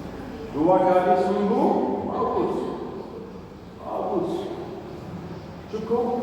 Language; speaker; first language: Indonesian; non-native, learner; Arabic